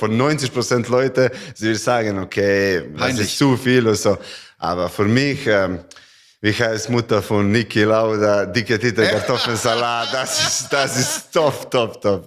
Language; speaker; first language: German; non-native, learner; Serbian